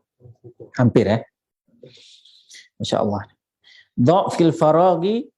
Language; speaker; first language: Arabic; non-native, fluent; Indonesian